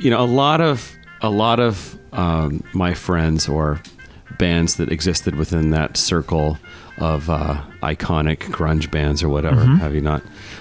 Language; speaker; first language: English; native; English